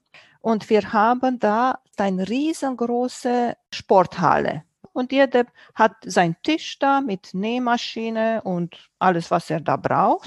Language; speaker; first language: German; non-native, fluent; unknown